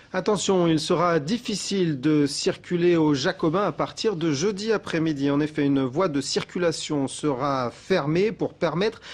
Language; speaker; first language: French; native; French